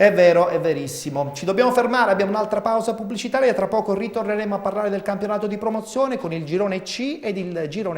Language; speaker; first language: Italian; native; Italian